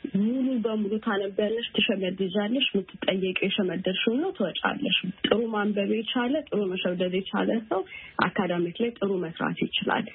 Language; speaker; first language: Amharic; native; Amharic